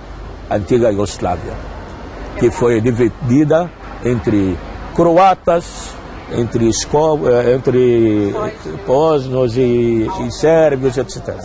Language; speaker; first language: Portuguese; non-native, fluent; Arabic